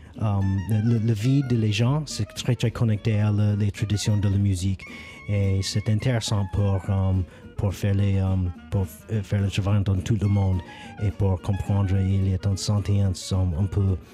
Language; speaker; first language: French; non-native, learner; English